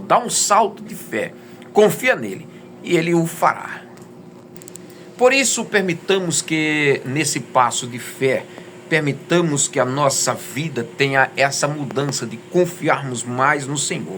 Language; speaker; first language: Portuguese; native; Portuguese